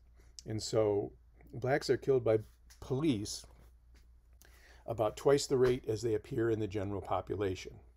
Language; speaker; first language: English; native; English